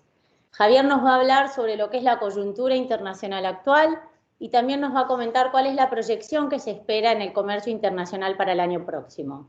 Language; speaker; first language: Spanish; native; Spanish